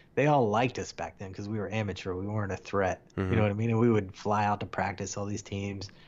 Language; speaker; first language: English; native; English